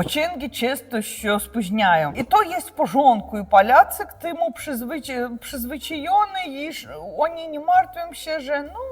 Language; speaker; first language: Polish; non-native, learner; Russian